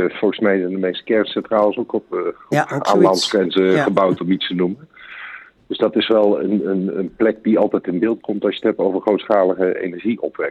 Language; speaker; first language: Dutch; native; Dutch